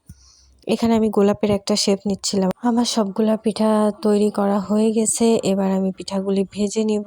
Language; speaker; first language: Bangla; native; Bangla